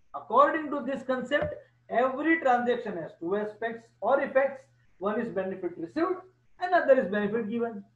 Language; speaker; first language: Hindi; non-native, local second language; Gujarati